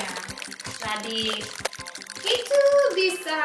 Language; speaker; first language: Indonesian; non-native, learner; English